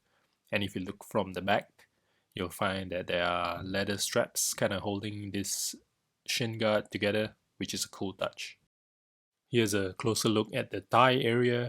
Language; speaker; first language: English; native; English